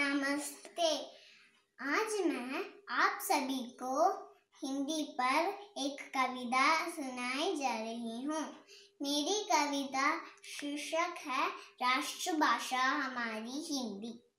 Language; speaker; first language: Hindi; non-native, local second language; Malayalam